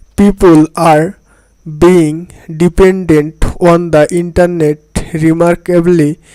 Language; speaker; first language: English; non-native, local second language; Bangla